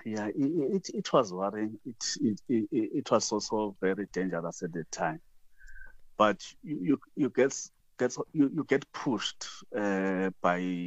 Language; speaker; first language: English; non-native, local second language; Zulu